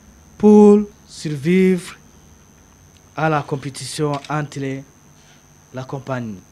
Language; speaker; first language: French; non-native, learner; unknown